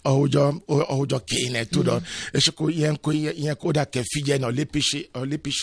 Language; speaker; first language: Hungarian; non-native, learner; Yoruba